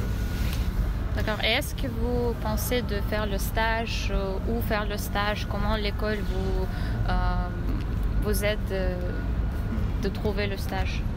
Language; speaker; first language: French; non-native, learner; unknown